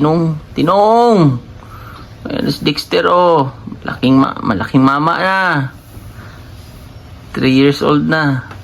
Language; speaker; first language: Filipino; native; Filipino